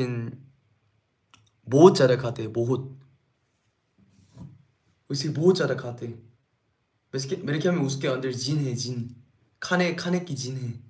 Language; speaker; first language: Hindi; non-native, learner; Korean